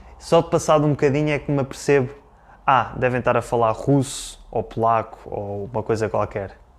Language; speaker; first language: Portuguese; native; Portuguese